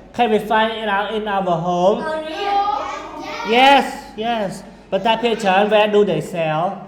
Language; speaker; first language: English; non-native, fluent; Khmer